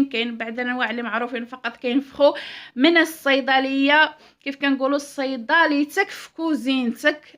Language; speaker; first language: Arabic; native; Arabic